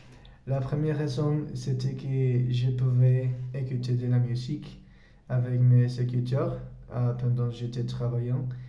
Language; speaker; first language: French; non-native, learner; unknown